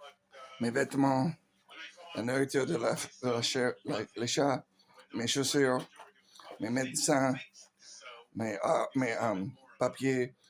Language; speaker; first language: French; non-native, learner; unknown